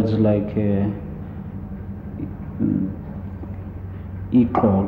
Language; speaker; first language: English; non-native, local second language; Zulu